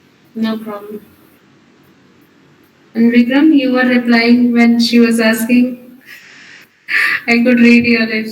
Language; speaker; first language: English; non-native, local second language; Hindi